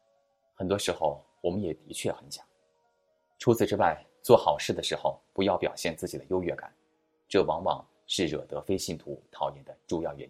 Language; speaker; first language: Chinese; native; Chinese